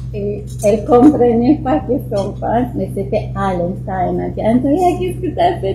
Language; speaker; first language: French; non-native, fluent; Romanian